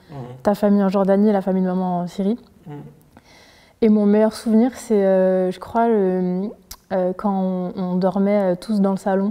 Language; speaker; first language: French; early bilingual, other home language; Arabic